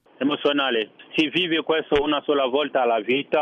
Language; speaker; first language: Italian; non-native, fluent; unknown